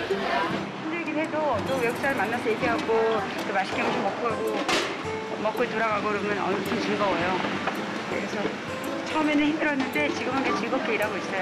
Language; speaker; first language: Korean; native; Korean